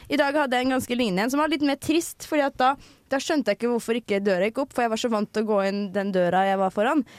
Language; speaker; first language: Norwegian; native; Norwegian